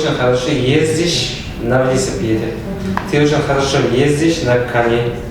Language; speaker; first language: Russian; non-native, local second language; Kazakh